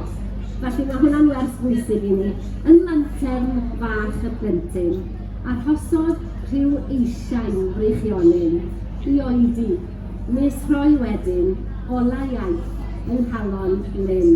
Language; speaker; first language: Welsh; native; Welsh